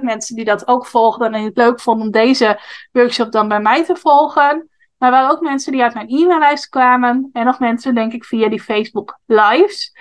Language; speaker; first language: Dutch; native; Dutch